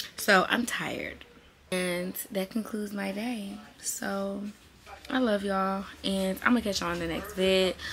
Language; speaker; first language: English; native; English